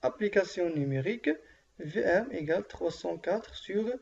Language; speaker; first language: French; non-native, local second language; Arabic